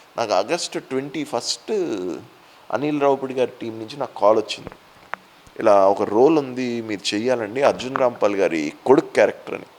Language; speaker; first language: Telugu; native; Telugu